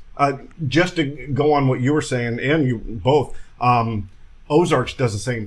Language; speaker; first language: English; native; English